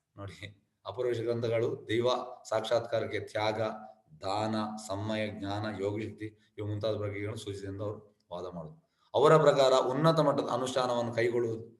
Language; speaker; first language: Kannada; native; Kannada